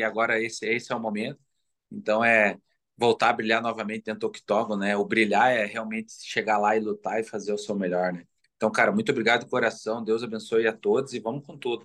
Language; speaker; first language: Portuguese; native; Portuguese